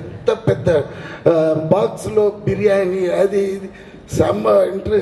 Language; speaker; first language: Telugu; non-native, learner; Tamil